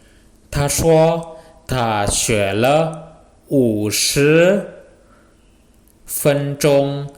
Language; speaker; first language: Chinese; non-native, fluent; Indonesian